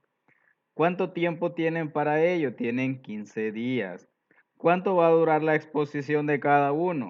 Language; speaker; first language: Spanish; native; Spanish